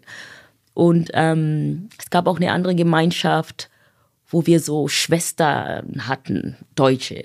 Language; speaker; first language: German; non-native, fluent; Swahili